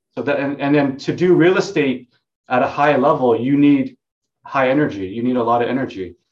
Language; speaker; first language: English; non-native, local second language; Vietnamese